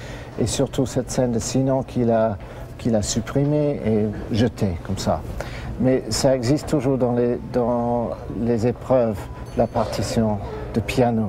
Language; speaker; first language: French; non-native, fluent; English